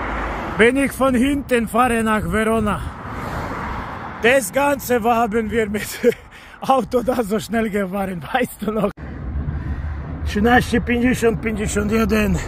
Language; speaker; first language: German; non-native, learner; Polish